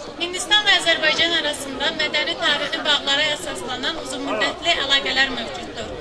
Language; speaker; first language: Azerbaijani; non-native, fluent; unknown